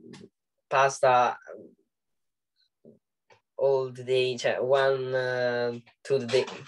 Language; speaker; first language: English; non-native, learner; Italian